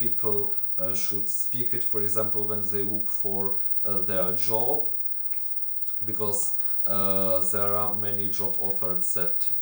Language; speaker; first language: English; non-native, fluent; Ukrainian